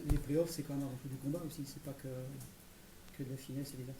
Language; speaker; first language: French; native; French